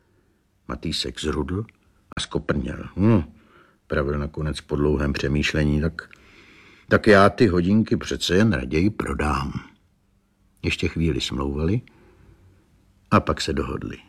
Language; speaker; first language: Czech; native; Czech